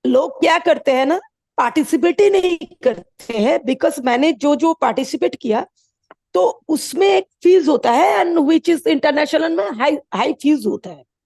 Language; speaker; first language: Hindi; non-native, local second language; Bangla